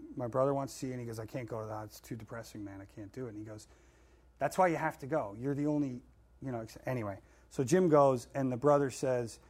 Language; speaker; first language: English; native; English